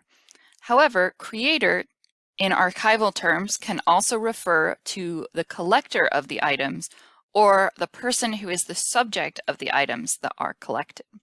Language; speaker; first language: English; native; English